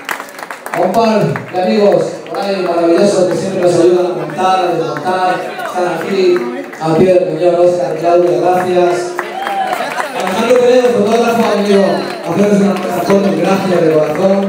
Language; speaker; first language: Spanish; native; Spanish